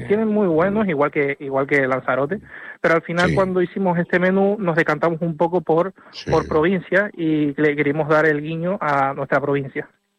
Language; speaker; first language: Spanish; native; Spanish